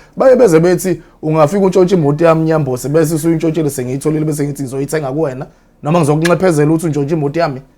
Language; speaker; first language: Zulu; native; Zulu